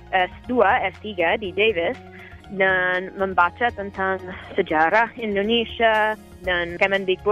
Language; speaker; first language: Indonesian; non-native, fluent; English